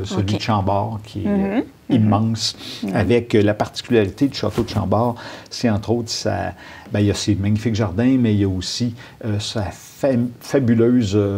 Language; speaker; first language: French; native; French